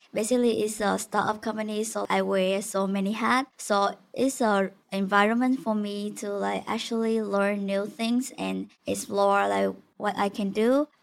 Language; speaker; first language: English; non-native, fluent; Vietnamese